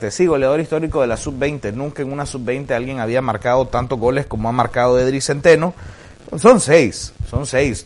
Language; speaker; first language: Spanish; native; Spanish